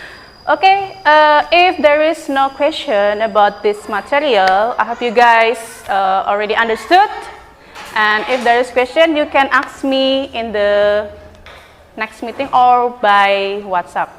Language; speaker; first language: English; non-native, learner; Indonesian